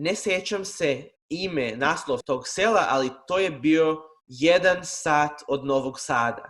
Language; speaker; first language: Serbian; non-native, fluent; Hebrew